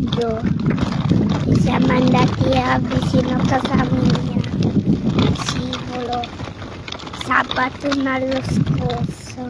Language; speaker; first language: Italian; early bilingual, other home language; Filipino